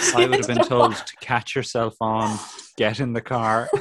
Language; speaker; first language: English; native; English